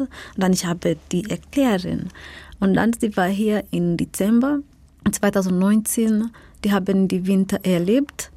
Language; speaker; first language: German; non-native, fluent; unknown